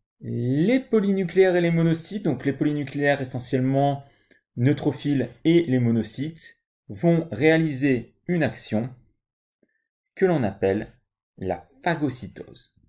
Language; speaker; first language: French; native; French